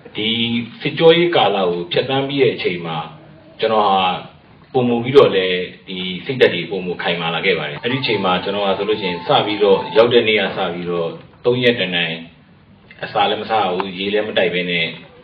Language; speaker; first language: Burmese; native; Burmese